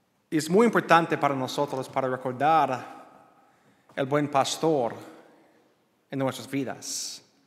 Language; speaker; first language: Spanish; non-native, learner; English